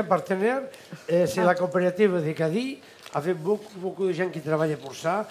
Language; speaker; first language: French; non-native, learner; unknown